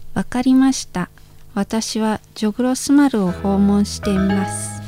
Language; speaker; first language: Japanese; non-native, fluent; Indonesian